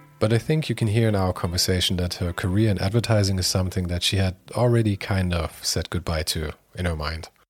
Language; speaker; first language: English; non-native, fluent; German